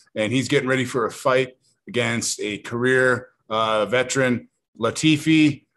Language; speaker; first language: English; native; English